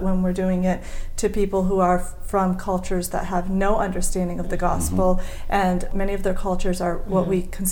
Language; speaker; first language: English; native; English